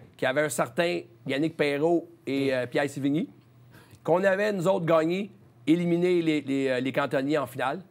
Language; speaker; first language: French; native; French